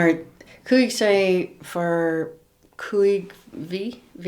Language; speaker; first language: Irish; non-native, learner; English